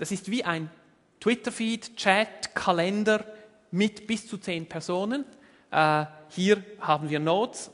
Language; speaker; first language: German; native; German